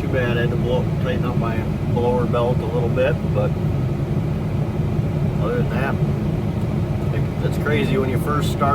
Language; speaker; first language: English; native; English